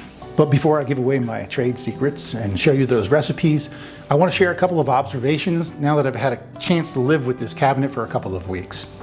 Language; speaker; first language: English; native; English